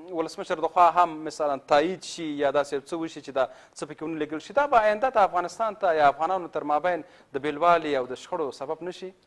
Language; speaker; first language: Pashto; native; Pashto